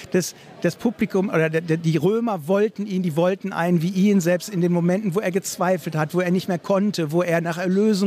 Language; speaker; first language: German; native; German